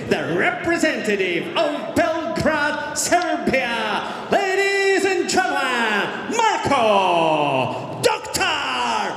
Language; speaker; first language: English; non-native, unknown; Russian